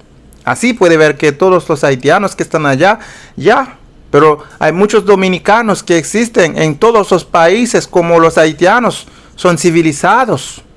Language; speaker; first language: Spanish; non-native, fluent; Haitian Creole